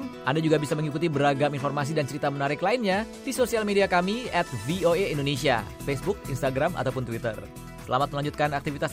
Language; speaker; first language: Indonesian; native; Indonesian